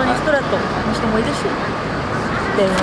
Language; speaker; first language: Japanese; native; Japanese